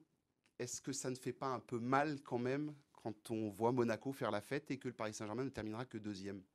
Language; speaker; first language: French; native; French